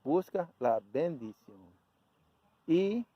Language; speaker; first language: Spanish; early bilingual, heritage; Spanish